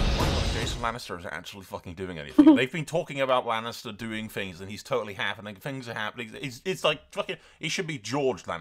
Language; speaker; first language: English; native; English